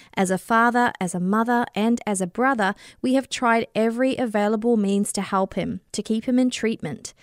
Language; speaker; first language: English; native; English